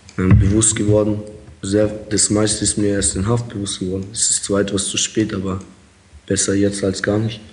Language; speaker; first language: German; early bilingual, other home language; Russian